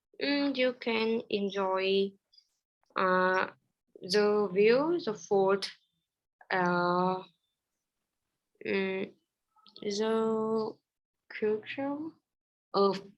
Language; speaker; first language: English; non-native, learner; Vietnamese